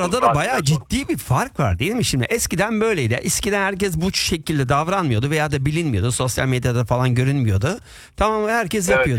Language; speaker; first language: Turkish; early bilingual, heritage; Turkish